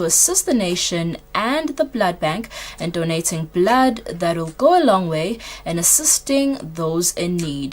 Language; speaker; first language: English; non-native, local second language; Swati